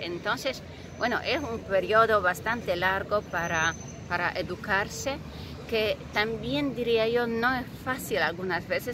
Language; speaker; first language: Spanish; non-native, fluent; Polish